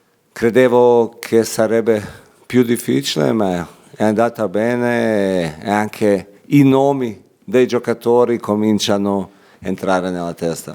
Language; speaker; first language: Italian; non-native, fluent; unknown